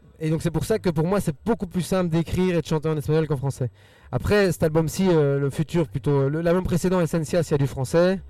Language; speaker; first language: French; early bilingual, other home language; Spanish